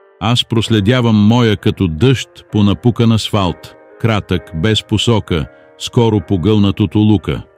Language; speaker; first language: Bulgarian; non-native, learner; English